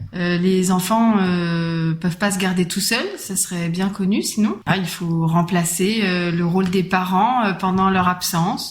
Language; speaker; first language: French; native; French